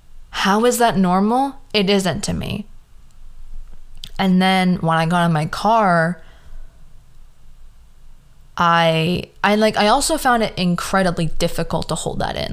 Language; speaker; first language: English; early bilingual, other home language; Spanish